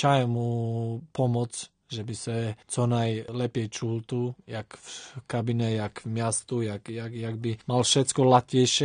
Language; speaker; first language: Polish; non-native, learner; Croatian